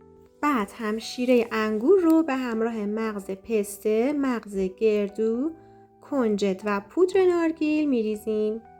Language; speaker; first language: Persian; native; Persian